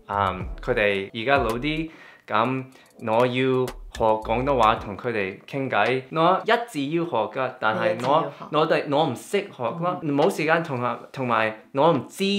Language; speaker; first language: Cantonese; early bilingual, heritage; English